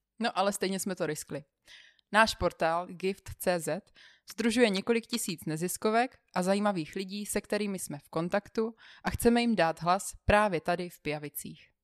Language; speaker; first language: Czech; native; Czech